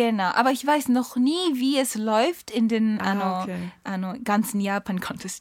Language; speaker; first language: German; non-native, learner; Japanese